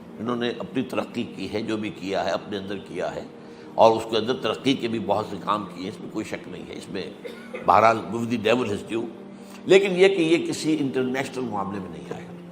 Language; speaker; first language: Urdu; native; Urdu